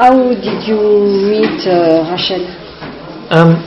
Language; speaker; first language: English; non-native, learner; French